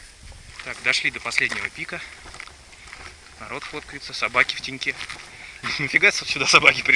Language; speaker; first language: Russian; native; Russian